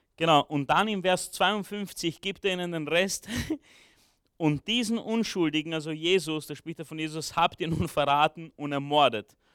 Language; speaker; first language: German; early bilingual, other home language; Romanian